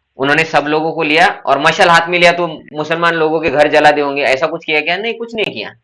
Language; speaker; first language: Hindi; non-native, local second language; Marathi